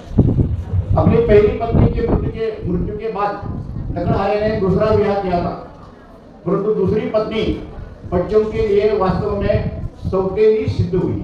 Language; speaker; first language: Hindi; non-native, local second language; Marathi